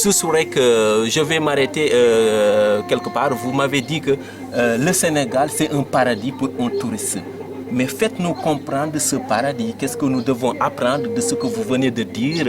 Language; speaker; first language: French; non-native, local second language; Wolof